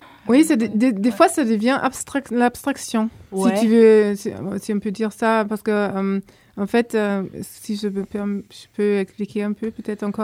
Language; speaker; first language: French; non-native, fluent; German